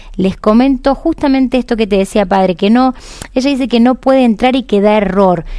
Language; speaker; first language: Spanish; native; Spanish